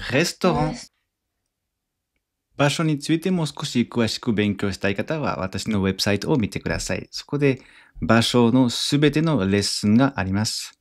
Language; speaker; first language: Japanese; non-native, fluent; French